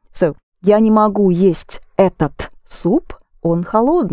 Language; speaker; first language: Russian; non-native, fluent; English